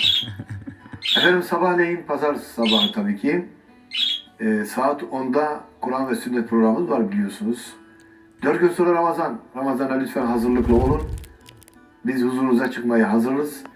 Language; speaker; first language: Turkish; native; Turkish